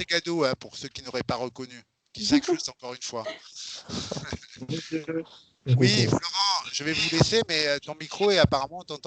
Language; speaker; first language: French; native; French